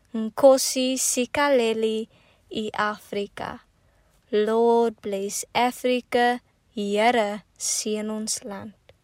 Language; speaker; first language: Afrikaans; native; Afrikaans